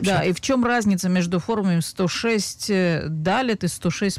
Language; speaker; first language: Russian; native; Russian